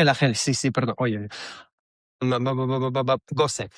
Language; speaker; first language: Spanish; non-native, fluent; Russian